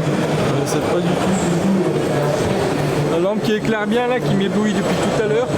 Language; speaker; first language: French; native; French